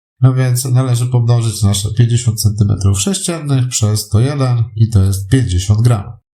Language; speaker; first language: Polish; native; Polish